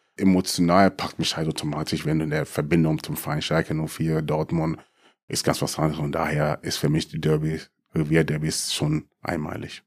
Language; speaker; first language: German; early bilingual, other home language; Akan